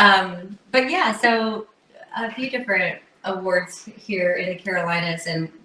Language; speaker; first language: English; native; English